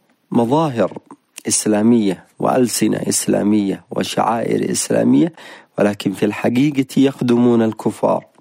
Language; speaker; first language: Arabic; native; Arabic